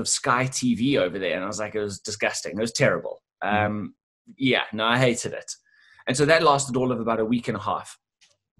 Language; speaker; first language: English; native; English